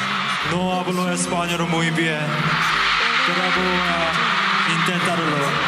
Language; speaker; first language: Spanish; non-native, learner; Korean